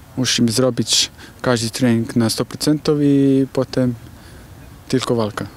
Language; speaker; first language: Polish; non-native, learner; Slovenian